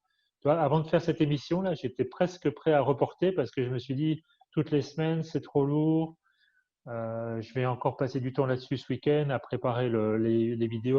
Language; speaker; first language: French; native; French